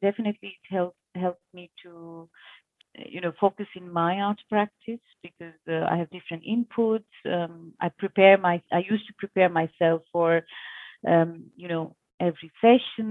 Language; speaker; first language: English; non-native, local second language; Bangla